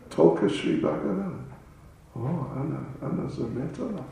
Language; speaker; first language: Russian; non-native, learner; English